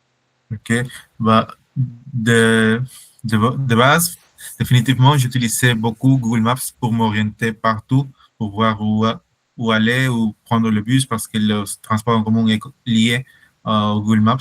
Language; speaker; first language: French; non-native, fluent; Spanish